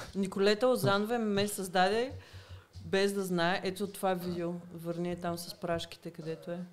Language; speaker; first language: Bulgarian; early bilingual, heritage; Bulgarian